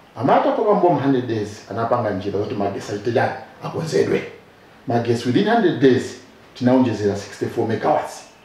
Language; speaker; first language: Nyanja; non-native, local second language; Tumbuka